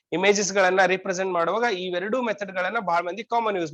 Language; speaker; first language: Kannada; native; Kannada